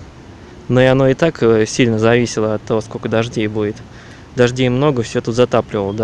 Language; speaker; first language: Russian; native; Russian